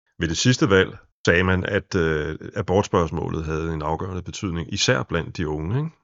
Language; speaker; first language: Danish; native; Danish